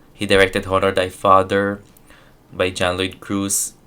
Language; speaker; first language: English; non-native, local second language; Filipino